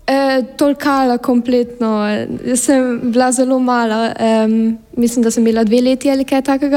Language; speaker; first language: Slovenian; early bilingual, heritage; German